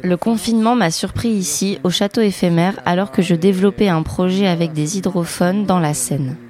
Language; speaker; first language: French; non-native, fluent; Spanish